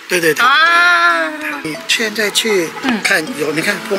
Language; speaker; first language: Chinese; native; Chinese